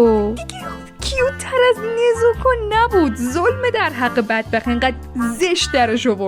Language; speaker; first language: Persian; native; Persian